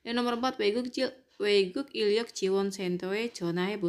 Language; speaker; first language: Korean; non-native, fluent; Indonesian